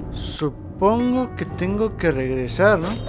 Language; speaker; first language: Spanish; native; Spanish